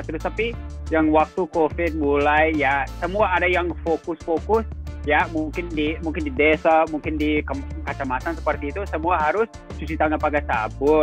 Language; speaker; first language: Indonesian; non-native, fluent; English